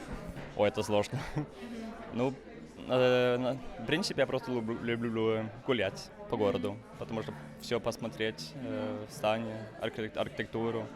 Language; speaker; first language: Russian; non-native, fluent; Norwegian